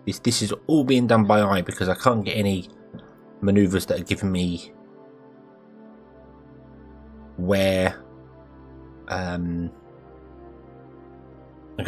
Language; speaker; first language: English; native; English